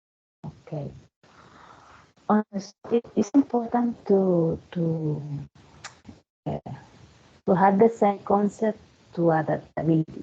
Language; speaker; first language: English; non-native, learner; Spanish